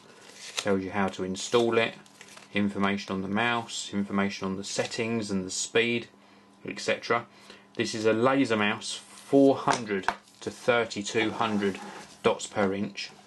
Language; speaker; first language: English; native; English